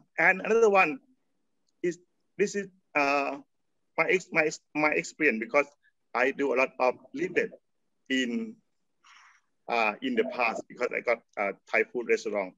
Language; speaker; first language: English; non-native, learner; Thai